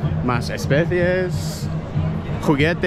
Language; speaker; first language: Spanish; non-native, fluent; English